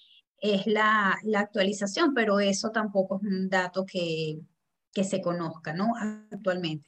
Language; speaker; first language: Spanish; native; Spanish